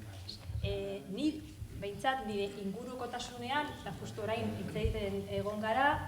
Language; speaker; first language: Basque; non-native, local second language; Spanish